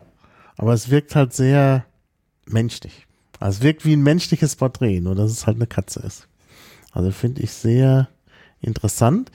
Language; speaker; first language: German; native; German